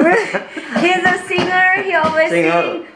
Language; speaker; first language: English; non-native, fluent; Indonesian